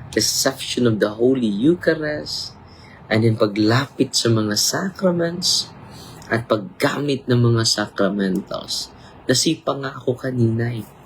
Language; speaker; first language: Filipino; non-native, local second language; Cebuano